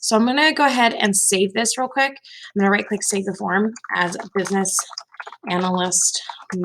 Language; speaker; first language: English; native; English